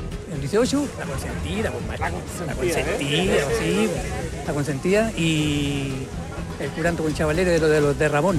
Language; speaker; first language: Spanish; native; Spanish